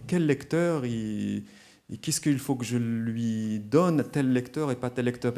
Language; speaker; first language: French; non-native, local second language; Arabic